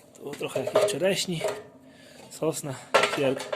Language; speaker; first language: Polish; native; Polish